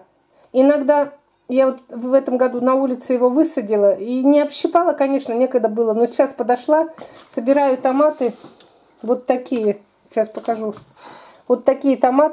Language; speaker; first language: Russian; native; Russian